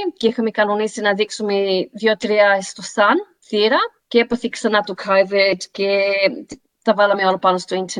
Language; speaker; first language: Greek; early bilingual, heritage; Greek